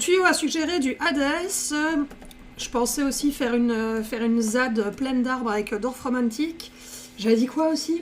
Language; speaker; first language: French; native; French